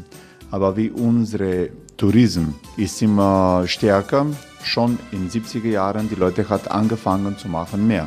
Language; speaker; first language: German; non-native, learner; Croatian